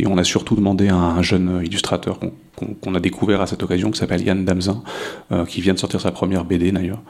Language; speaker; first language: French; native; French